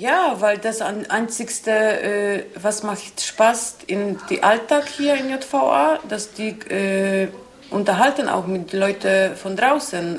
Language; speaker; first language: German; non-native, learner; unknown